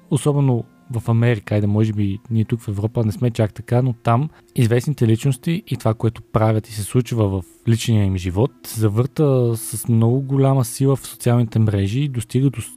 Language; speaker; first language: Bulgarian; native; Bulgarian